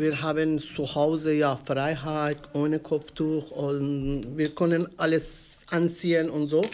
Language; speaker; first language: German; non-native, learner; Persian